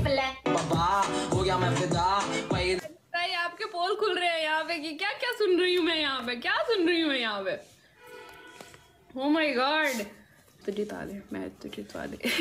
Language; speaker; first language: Hindi; native; Hindi